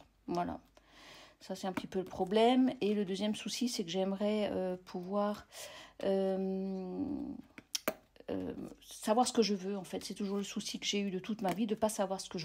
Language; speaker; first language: French; native; French